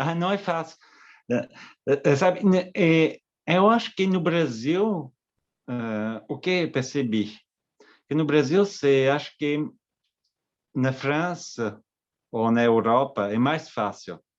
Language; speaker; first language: Portuguese; non-native, fluent; French